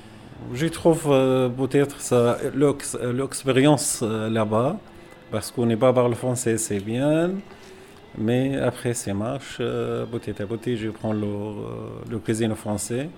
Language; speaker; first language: French; non-native, learner; Arabic